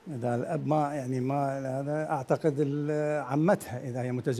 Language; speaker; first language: Arabic; native; Arabic